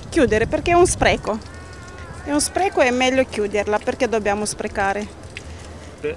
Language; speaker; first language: Italian; native; Italian